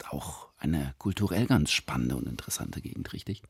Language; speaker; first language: German; native; German